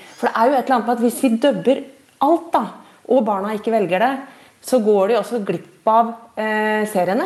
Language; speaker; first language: Norwegian; native; Norwegian